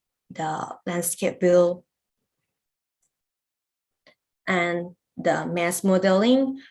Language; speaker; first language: English; non-native, learner; Lao